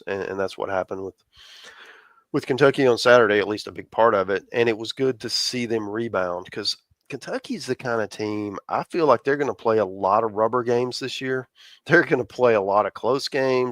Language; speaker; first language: English; native; English